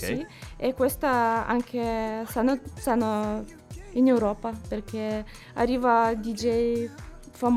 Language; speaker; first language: Italian; non-native, learner; Lithuanian